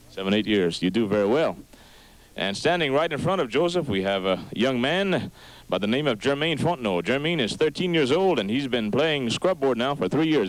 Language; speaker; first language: English; early bilingual, other home language; French